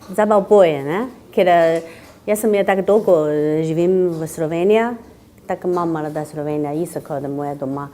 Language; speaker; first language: Slovenian; non-native, learner; Chinese